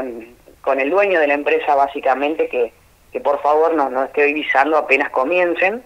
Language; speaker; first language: Spanish; native; Spanish